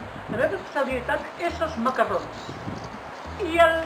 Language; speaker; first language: Catalan; native; Catalan